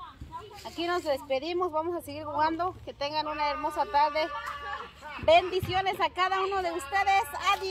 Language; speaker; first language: Spanish; native; Spanish